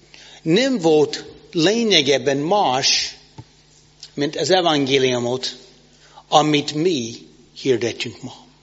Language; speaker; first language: Hungarian; non-native, fluent; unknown